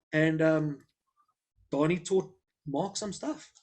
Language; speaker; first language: English; native; English